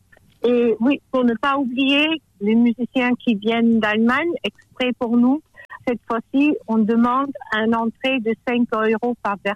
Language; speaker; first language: French; non-native, fluent; German